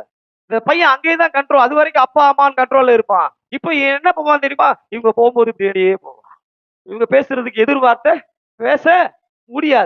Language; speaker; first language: Tamil; native; Tamil